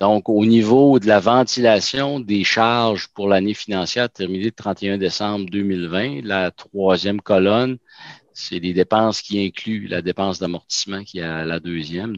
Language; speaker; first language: French; native; French